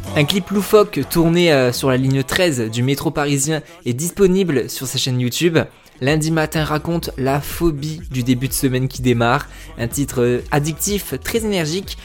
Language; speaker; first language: French; native; French